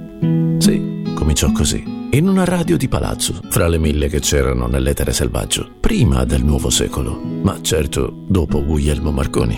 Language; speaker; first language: Italian; native; Italian